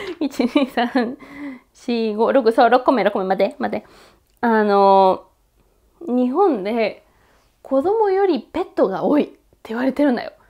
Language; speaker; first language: Japanese; non-native, fluent; Spanish